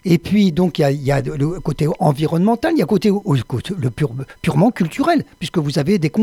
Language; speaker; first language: French; native; French